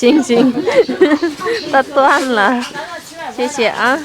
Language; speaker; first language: Chinese; non-native, fluent; Indonesian